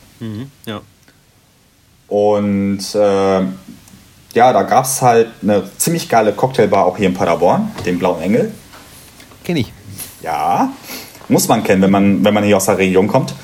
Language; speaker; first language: German; native; German